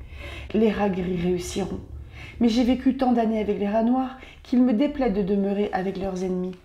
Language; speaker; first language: French; native; French